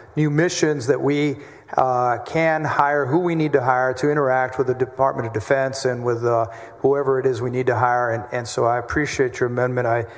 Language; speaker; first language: English; native; English